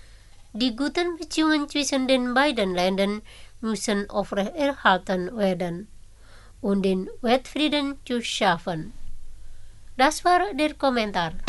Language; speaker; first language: German; non-native, fluent; Indonesian